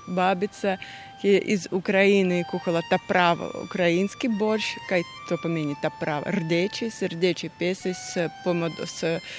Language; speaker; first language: Slovenian; non-native, fluent; Russian